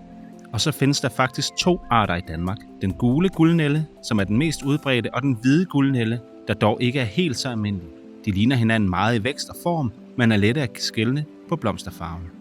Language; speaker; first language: Danish; native; Danish